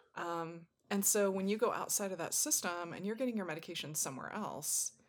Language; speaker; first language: English; native; English